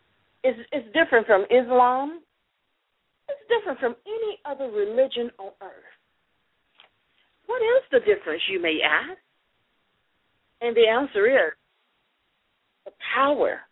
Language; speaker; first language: English; native; English